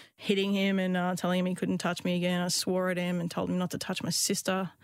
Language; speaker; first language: English; native; English